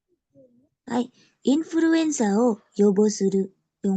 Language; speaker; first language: Japanese; non-native, learner; Indonesian